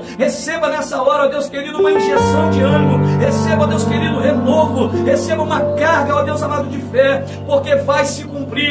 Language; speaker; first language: Portuguese; native; Portuguese